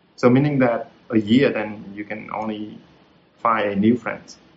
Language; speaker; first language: English; non-native, fluent; Vietnamese